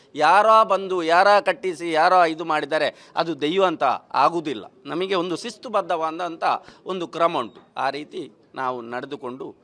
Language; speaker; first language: Kannada; non-native, local second language; Tulu